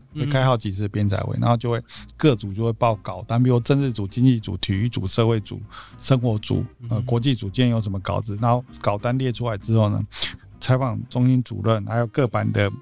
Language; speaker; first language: Chinese; native; Chinese